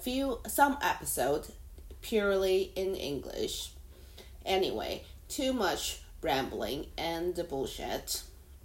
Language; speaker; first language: English; non-native, fluent; Chinese